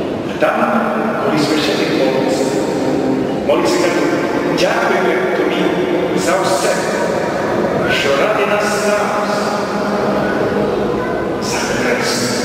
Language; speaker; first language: Ukrainian; non-native, local second language; Rusyn